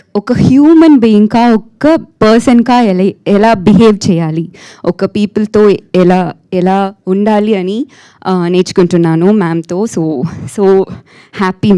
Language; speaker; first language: Telugu; non-native, learner; Tamil